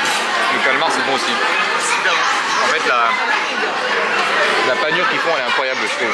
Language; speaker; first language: French; native; French